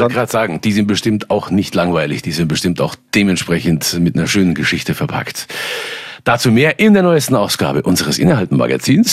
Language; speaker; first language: German; native; German